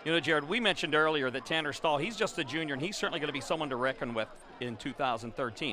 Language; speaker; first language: English; native; English